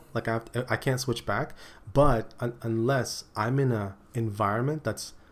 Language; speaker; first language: English; early bilingual, other home language; Filipino